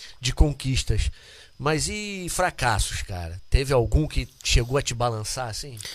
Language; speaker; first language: Portuguese; native; Portuguese